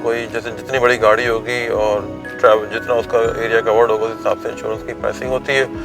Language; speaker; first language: Urdu; native; Urdu